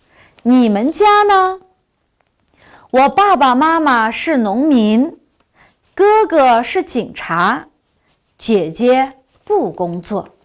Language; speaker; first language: Chinese; non-native, local second language; Uyghur